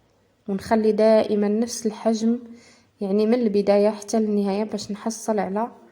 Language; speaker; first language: Arabic; native; Arabic